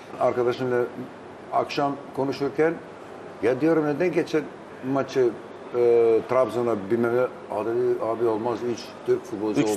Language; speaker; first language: Turkish; non-native, fluent; Albanian